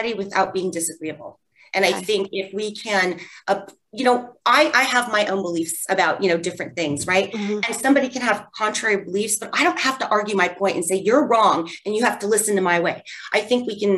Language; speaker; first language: English; native; English